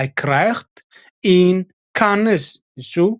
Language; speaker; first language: Dutch; non-native, fluent; Tigrinya